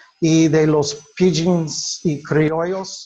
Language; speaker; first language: Spanish; non-native, fluent; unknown